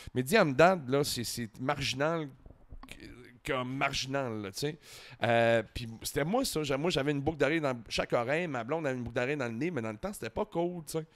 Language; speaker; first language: French; native; French